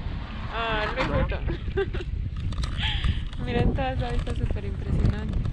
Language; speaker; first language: Spanish; native; Spanish